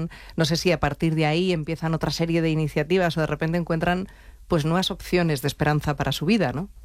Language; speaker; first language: Spanish; native; Spanish